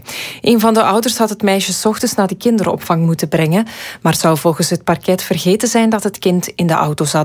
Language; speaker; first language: Dutch; native; Dutch